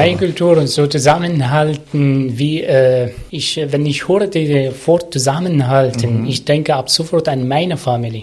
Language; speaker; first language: German; non-native, learner; Arabic